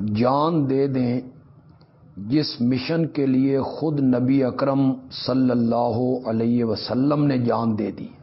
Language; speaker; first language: Urdu; non-native, local second language; Punjabi